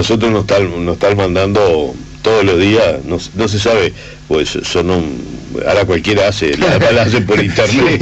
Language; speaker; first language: Spanish; native; Spanish